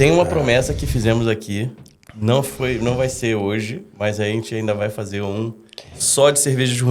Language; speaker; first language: Portuguese; native; Portuguese